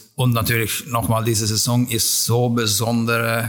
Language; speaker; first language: German; non-native, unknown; Swedish